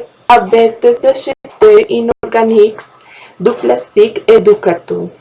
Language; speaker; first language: French; non-native, learner; Spanish